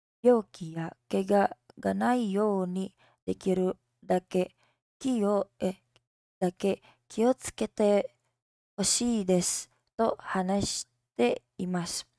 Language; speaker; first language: Japanese; non-native, learner; Indonesian